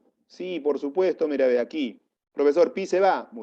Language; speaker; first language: Spanish; native; Spanish